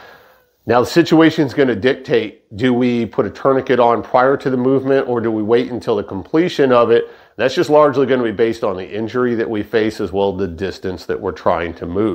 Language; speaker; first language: English; native; English